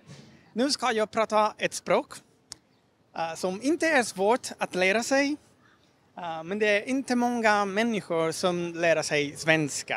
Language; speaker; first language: Swedish; non-native, learner; Italian